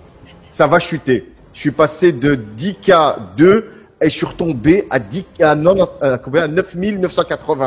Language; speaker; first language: French; native; French